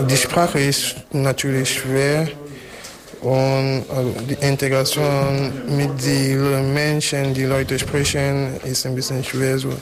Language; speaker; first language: German; non-native, learner; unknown